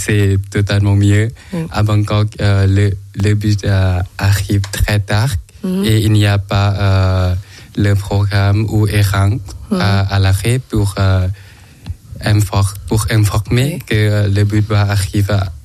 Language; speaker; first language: French; non-native, learner; Thai